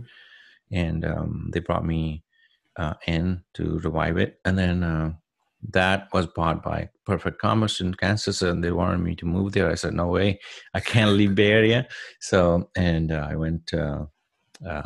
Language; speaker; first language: English; non-native, local second language; Punjabi